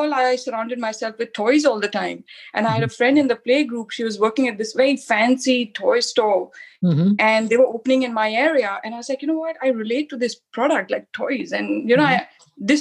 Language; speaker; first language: English; non-native, local second language; Hindi